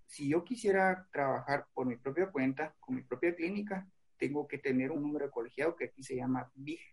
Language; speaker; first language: Spanish; native; Spanish